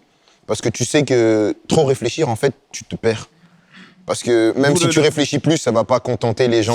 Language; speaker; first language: French; native; French